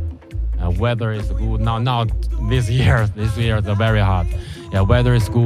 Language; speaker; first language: English; non-native, learner; Chinese